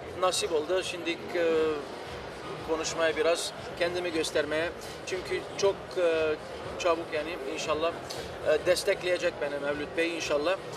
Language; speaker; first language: Turkish; early bilingual, heritage; Turkish